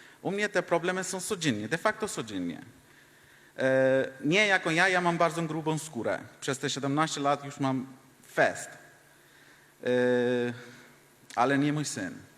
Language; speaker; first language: Polish; non-native, fluent; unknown